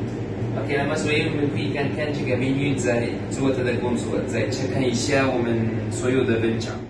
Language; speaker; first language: Chinese; non-native, fluent; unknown